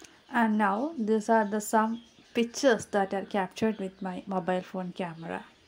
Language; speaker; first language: English; non-native, local second language; Malayalam